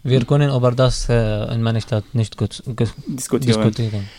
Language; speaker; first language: German; non-native, learner; Arabic